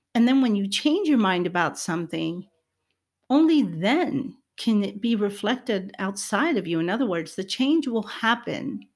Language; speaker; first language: English; early bilingual, other home language; Spanish